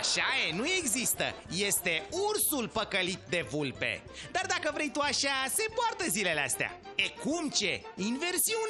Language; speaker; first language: Romanian; native; Romanian